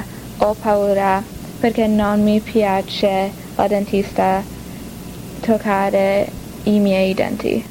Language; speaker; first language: Italian; non-native, learner; English